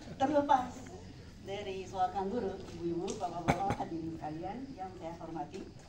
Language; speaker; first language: Indonesian; non-native, fluent; Japanese